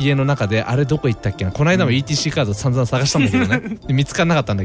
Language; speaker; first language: Japanese; native; Japanese